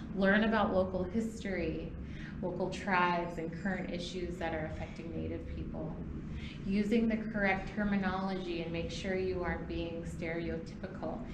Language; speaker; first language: English; native; English